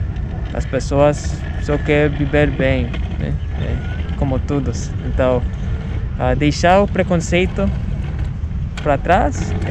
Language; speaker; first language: Portuguese; non-native, fluent; Spanish